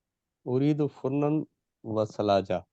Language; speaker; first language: Arabic; non-native, learner; Urdu